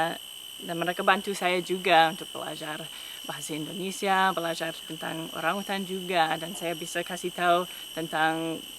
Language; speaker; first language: Indonesian; non-native, fluent; English